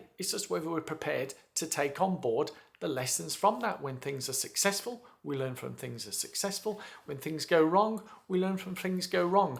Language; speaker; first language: English; native; English